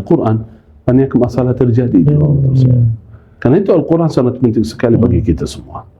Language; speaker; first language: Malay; non-native, fluent; Arabic